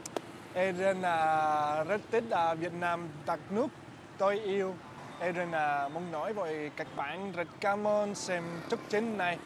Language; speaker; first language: Vietnamese; non-native, learner; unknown